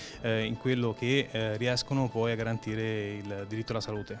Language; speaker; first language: Italian; native; Italian